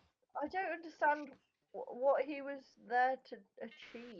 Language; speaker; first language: English; native; English